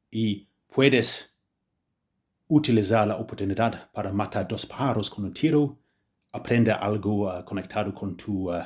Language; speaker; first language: Spanish; non-native, fluent; English